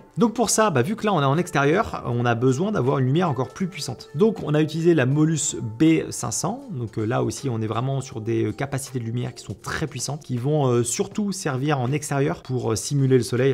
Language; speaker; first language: French; native; French